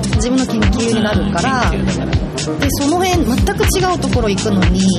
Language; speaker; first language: Japanese; non-native, fluent; Korean